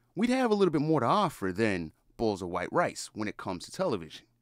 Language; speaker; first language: English; native; English